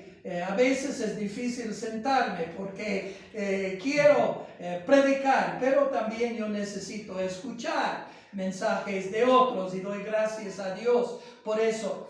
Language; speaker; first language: Spanish; non-native, fluent; English